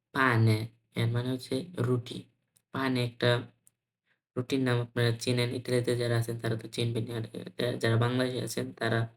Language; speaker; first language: Bangla; native; Bangla